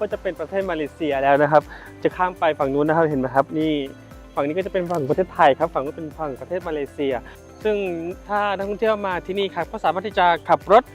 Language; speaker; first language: Thai; native; Thai